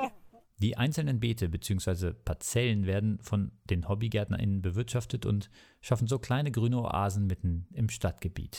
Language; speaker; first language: German; native; German